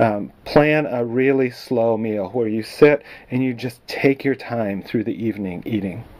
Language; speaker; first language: English; native; English